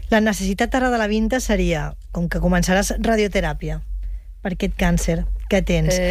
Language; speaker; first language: Catalan; native; Catalan